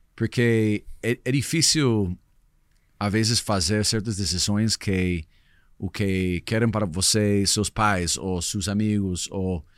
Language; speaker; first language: Portuguese; non-native, fluent; English